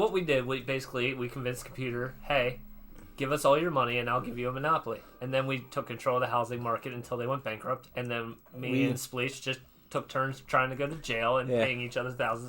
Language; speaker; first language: English; native; English